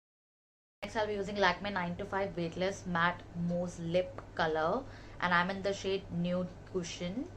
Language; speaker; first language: English; non-native, local second language; Hindi